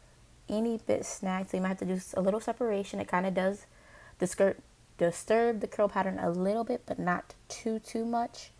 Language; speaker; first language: English; native; English